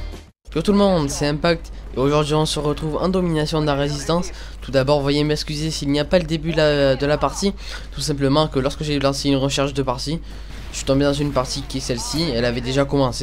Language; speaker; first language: French; native; French